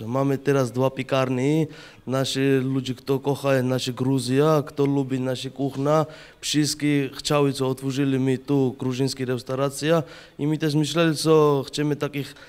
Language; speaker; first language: Polish; non-native, learner; Georgian